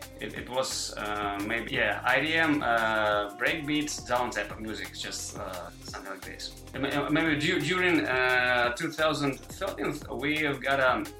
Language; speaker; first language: English; non-native, learner; Ukrainian